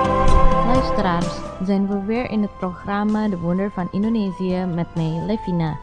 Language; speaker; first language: Dutch; non-native, fluent; Indonesian